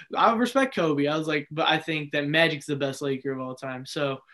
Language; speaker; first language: English; native; English